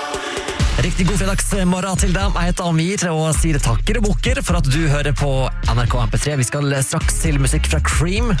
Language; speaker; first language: Norwegian; native; Norwegian